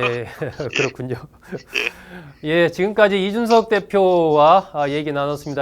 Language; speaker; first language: Korean; native; Korean